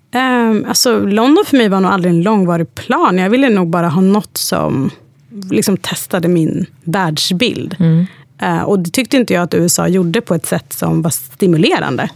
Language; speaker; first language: Swedish; early bilingual, other home language; Arabic